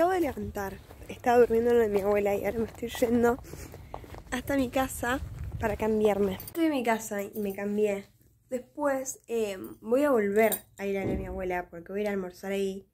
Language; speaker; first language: Spanish; native; Spanish